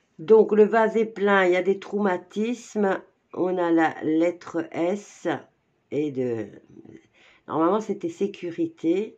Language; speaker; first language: French; native; French